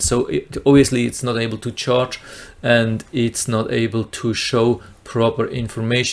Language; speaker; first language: English; non-native, fluent; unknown